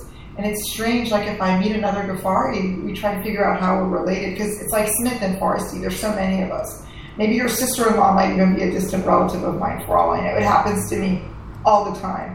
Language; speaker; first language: English; native; English